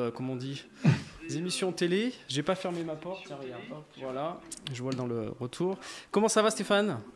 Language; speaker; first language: French; native; French